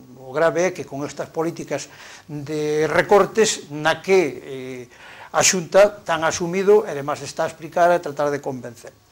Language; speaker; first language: Galician; native; Galician